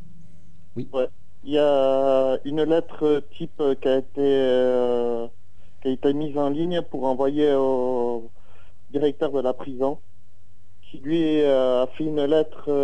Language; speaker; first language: French; native; French